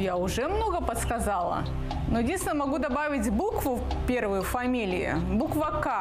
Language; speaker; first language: Russian; native; Russian